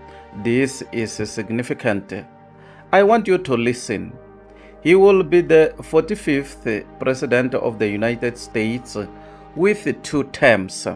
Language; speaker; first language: English; non-native, local second language; Tsonga